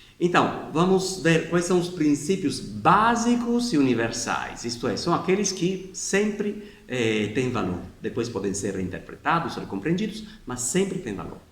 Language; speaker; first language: Portuguese; non-native, fluent; Italian